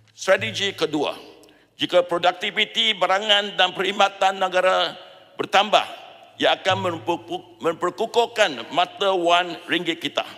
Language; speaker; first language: Malay; non-native, local second language; Chinese